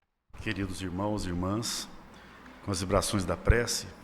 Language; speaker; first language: Portuguese; native; Portuguese